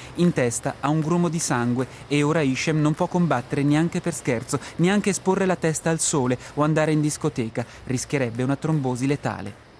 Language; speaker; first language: Italian; native; Italian